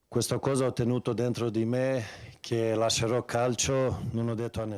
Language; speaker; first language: Italian; non-native, fluent; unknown